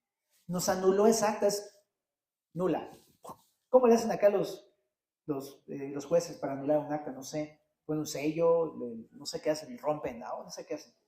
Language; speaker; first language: Spanish; native; Spanish